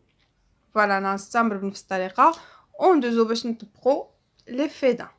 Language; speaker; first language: Arabic; native; Arabic